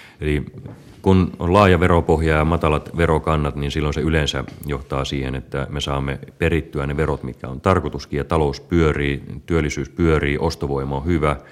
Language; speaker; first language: Finnish; native; Finnish